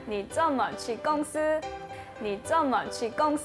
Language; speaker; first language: Chinese; non-native, learner; Korean